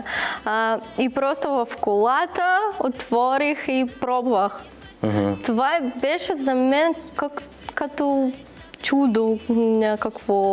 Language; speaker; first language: Bulgarian; non-native, learner; Russian